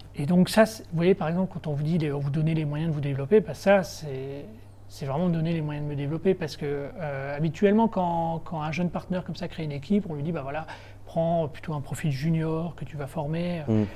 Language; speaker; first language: French; native; French